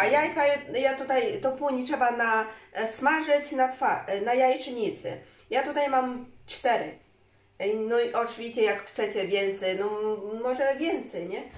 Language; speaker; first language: Polish; non-native, learner; Chinese